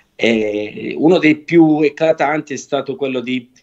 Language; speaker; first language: Italian; native; Italian